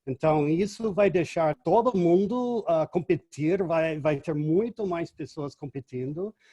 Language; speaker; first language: Portuguese; non-native, fluent; English